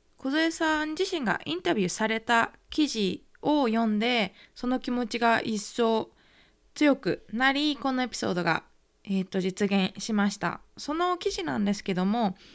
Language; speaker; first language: Japanese; native; Japanese